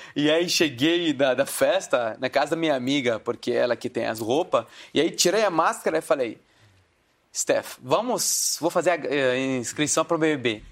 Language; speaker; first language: Portuguese; non-native, fluent; Arabic